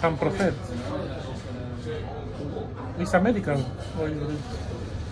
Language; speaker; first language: English; non-native, learner; Spanish